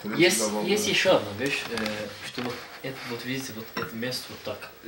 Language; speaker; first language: Russian; non-native, local second language; Azerbaijani